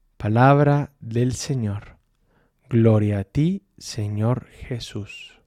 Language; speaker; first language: Spanish; native; Spanish